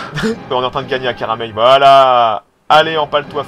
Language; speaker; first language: French; native; French